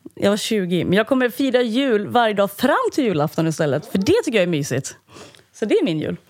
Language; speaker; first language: Swedish; native; Swedish